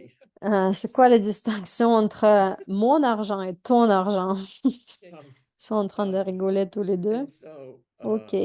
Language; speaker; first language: French; non-native, fluent; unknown